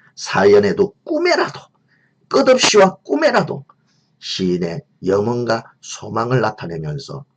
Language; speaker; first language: Korean; native; Korean